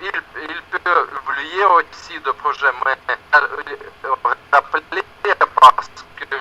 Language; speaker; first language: French; non-native, learner; Russian